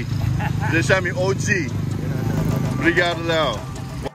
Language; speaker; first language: Portuguese; non-native, learner; English